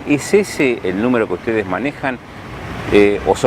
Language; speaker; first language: Spanish; native; Spanish